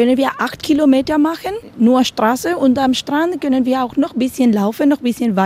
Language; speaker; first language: German; non-native, learner; Spanish